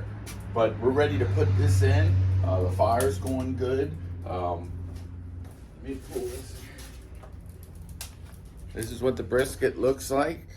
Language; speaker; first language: English; native; English